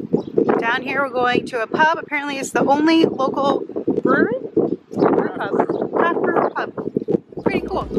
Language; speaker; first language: English; native; English